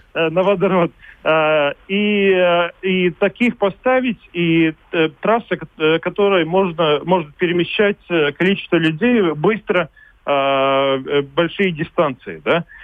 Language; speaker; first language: Russian; non-native, local second language; Latvian